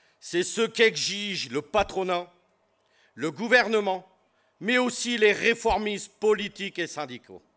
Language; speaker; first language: French; native; French